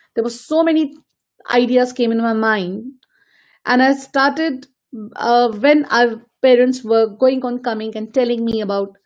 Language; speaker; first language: English; non-native, local second language; Hindi